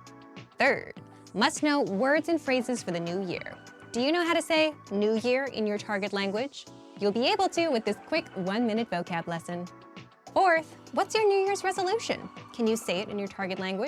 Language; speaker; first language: English; native; English